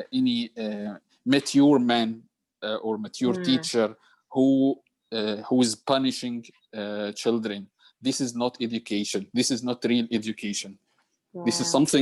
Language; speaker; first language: English; non-native, learner; Arabic